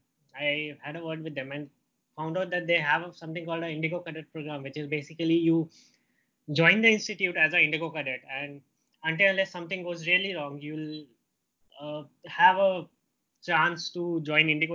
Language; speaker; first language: English; non-native, local second language; Hindi